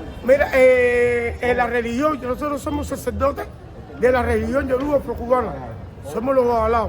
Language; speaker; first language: Spanish; native; Spanish